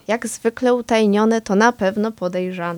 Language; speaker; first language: Polish; native; Polish